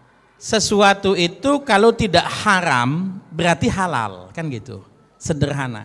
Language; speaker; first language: Indonesian; native; Indonesian